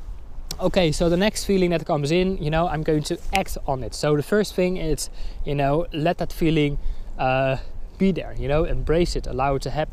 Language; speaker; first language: English; non-native, fluent; Dutch